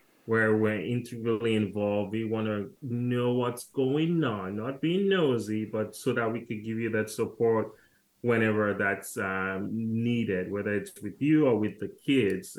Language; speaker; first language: English; non-native, local second language; Krio